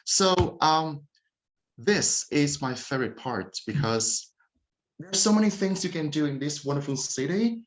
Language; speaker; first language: English; non-native, fluent; Vietnamese